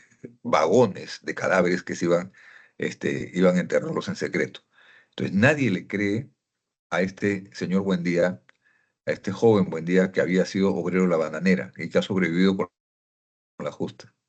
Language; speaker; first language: Spanish; native; Spanish